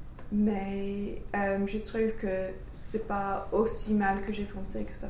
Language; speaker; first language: French; non-native, fluent; English